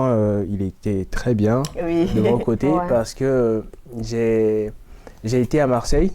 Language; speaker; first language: French; non-native, local second language; Ewe